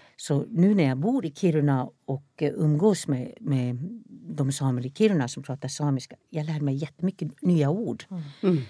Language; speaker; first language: Swedish; non-native, local second language; Northern Sami